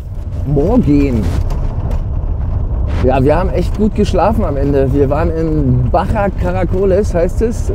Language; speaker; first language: German; native; German